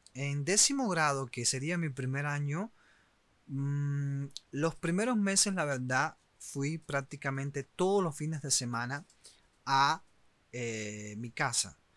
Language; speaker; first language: Spanish; native; Spanish